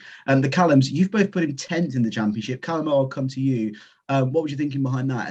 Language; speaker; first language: English; native; English